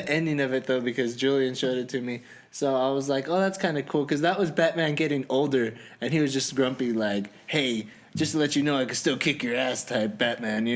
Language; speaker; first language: English; native; English